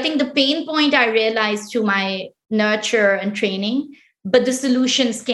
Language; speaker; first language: English; non-native, local second language; Pashto